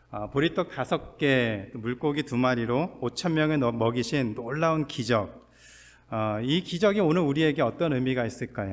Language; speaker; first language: Korean; native; Korean